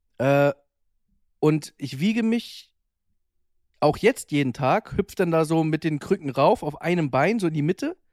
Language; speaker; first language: German; native; German